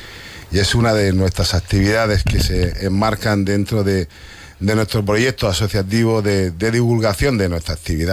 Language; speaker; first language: Spanish; native; Spanish